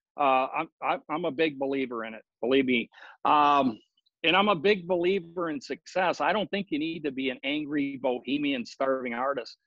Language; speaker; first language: English; native; English